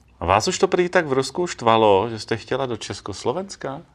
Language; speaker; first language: Czech; native; Czech